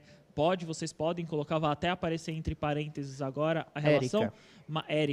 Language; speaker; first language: Portuguese; native; Portuguese